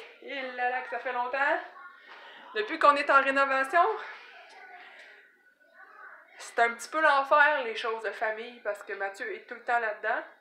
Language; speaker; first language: French; native; French